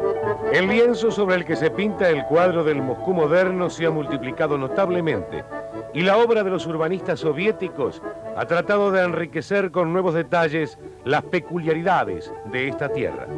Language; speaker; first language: Spanish; native; Spanish